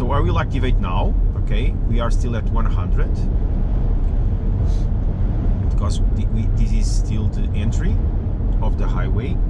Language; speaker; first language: English; non-native, fluent; Portuguese